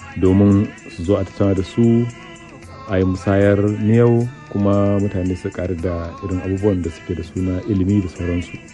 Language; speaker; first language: Hausa; native; Hausa